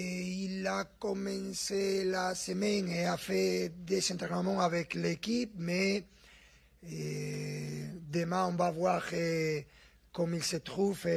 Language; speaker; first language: French; non-native, fluent; Spanish